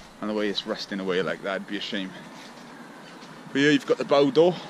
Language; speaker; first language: English; native; English